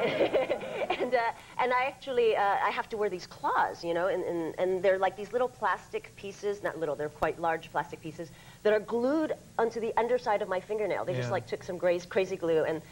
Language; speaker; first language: English; native; English